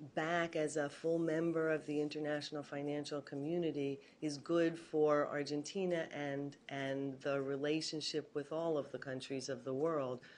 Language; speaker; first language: English; native; English